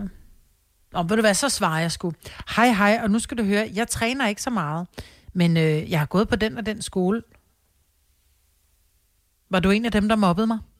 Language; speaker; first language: Danish; native; Danish